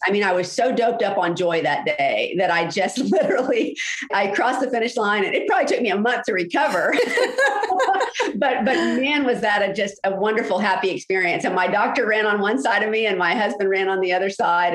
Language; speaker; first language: English; native; English